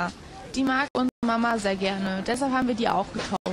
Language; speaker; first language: German; native; German